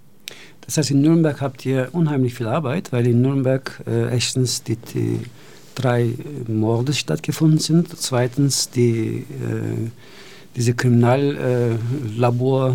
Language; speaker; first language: German; non-native, fluent; Turkish